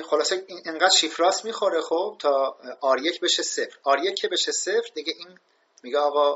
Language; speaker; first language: Persian; native; Persian